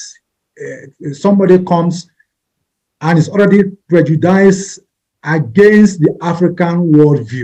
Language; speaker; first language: English; non-native, local second language; Igbo